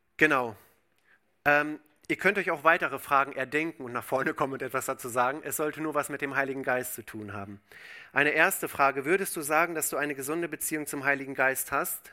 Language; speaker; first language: German; native; German